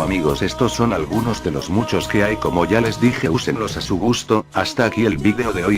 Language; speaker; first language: Spanish; native; Spanish